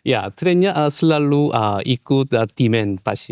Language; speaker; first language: Indonesian; non-native, learner; Korean